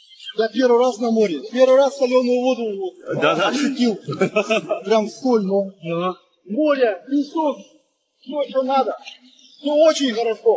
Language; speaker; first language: Russian; native; Russian